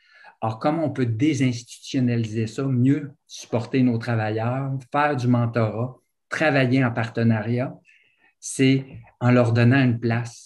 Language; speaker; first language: French; native; French